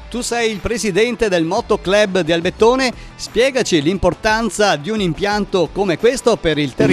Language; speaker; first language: Italian; native; Italian